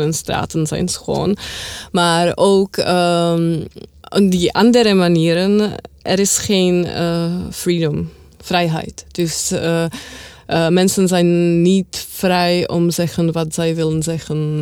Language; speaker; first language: Dutch; non-native, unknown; Czech